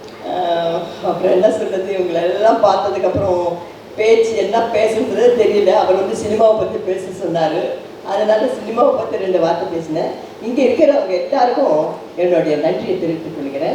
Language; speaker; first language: Tamil; non-native, local second language; Telugu